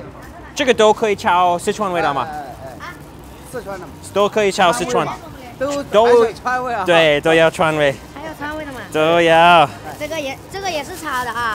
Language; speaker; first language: Chinese; non-native, learner; English